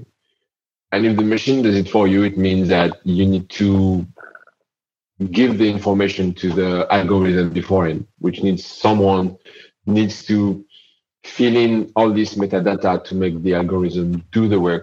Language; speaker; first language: English; non-native, fluent; French